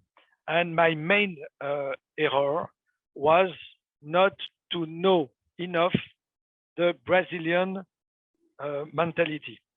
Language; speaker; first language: English; non-native, fluent; French